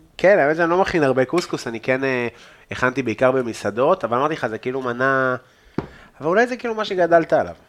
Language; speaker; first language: Hebrew; native; Hebrew